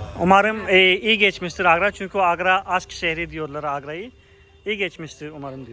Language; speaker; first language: Turkish; non-native, fluent; Hindi